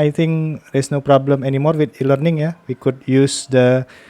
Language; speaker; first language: English; non-native, fluent; Indonesian